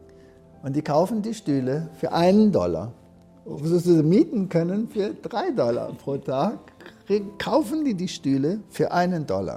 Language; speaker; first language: German; early bilingual, heritage; German